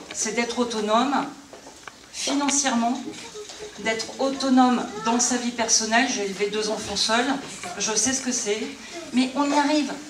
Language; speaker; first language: French; native; French